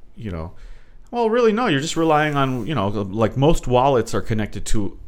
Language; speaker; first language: English; early bilingual, other home language; Portuguese